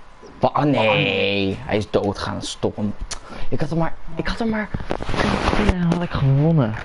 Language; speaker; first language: Dutch; native; Dutch